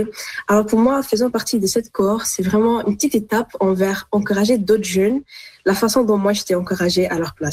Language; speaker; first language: French; non-native, local second language; Arabic